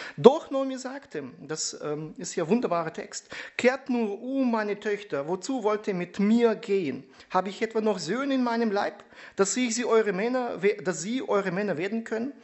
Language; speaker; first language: German; non-native, fluent; Russian